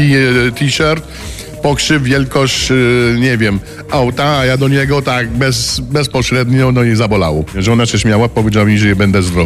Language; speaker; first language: Polish; non-native, fluent; Spanish